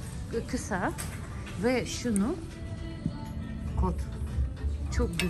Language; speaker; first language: Turkish; non-native, learner; Russian